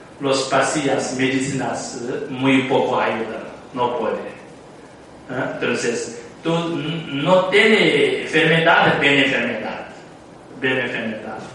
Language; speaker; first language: Spanish; non-native, learner; Tibetan